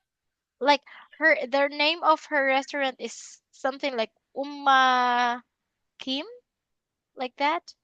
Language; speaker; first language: English; non-native, local second language; Filipino